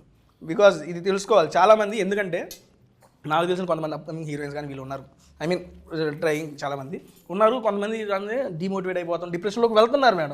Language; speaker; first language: Telugu; native; Telugu